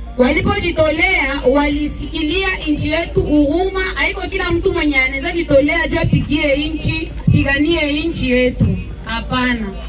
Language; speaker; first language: Swahili; native; Swahili